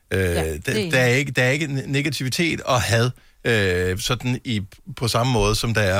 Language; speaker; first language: Danish; native; Danish